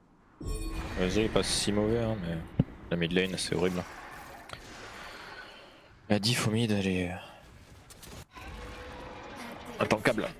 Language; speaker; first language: French; native; French